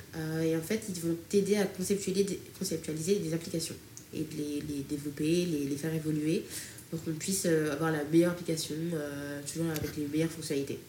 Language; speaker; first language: French; early bilingual, other home language; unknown